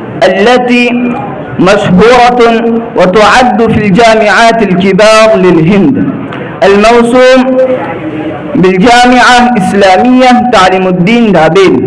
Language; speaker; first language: Arabic; non-native, learner; Urdu